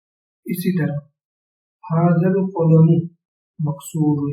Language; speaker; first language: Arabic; non-native, fluent; Urdu